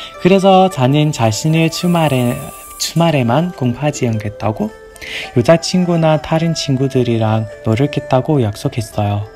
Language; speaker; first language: Korean; non-native, learner; English